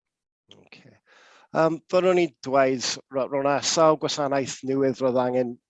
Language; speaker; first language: Welsh; non-native, local second language; English